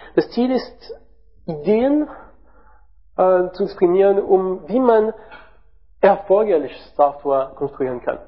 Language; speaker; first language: German; non-native, learner; French